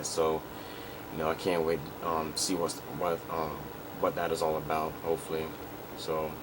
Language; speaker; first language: English; native; English